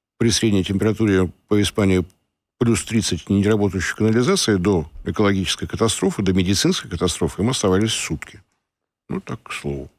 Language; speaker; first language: Russian; native; Russian